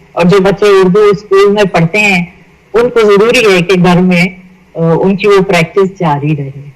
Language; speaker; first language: Urdu; native; Urdu